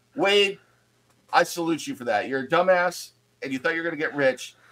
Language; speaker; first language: English; native; English